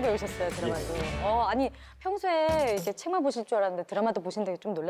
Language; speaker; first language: Korean; native; Korean